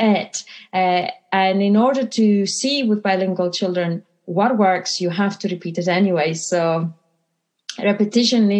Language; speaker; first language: English; non-native, fluent; Greek